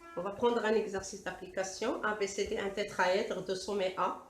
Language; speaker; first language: French; non-native, local second language; Arabic